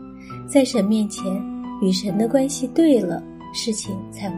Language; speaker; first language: Chinese; native; Chinese